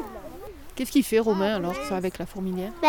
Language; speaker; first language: French; native; French